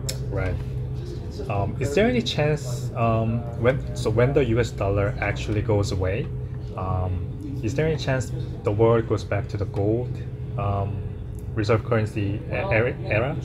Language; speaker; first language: English; non-native, fluent; Korean